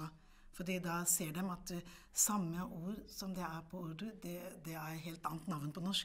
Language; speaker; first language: Norwegian; non-native, fluent; Urdu